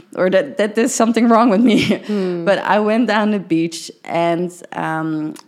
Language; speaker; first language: English; early bilingual, heritage; Dutch